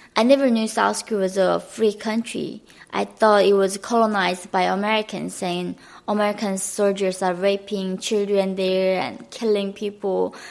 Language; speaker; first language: English; non-native, fluent; Korean